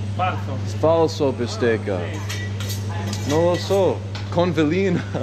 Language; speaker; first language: Italian; non-native, learner; English